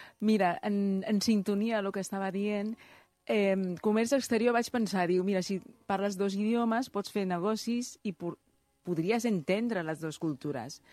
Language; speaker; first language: Catalan; early bilingual, other home language; Chinese